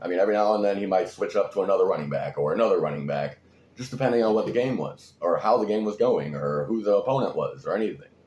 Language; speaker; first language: English; native; English